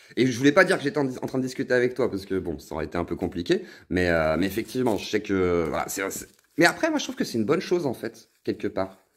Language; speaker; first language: French; native; French